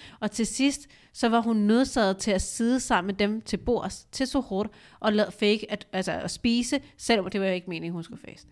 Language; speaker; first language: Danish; early bilingual, other home language; Urdu